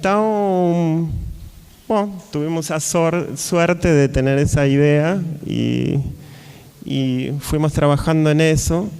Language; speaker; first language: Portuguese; non-native, learner; Spanish